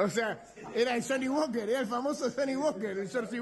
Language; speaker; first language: Spanish; native; Spanish